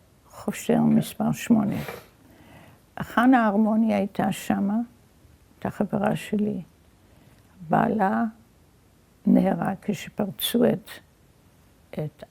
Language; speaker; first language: Hebrew; early bilingual, other home language; Yiddish